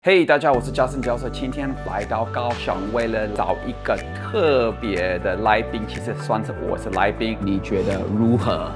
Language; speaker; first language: Chinese; non-native, fluent; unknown